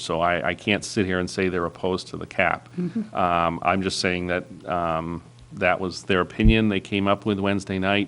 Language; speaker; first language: English; native; English